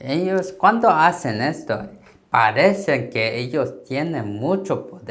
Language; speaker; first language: Spanish; non-native, learner; Korean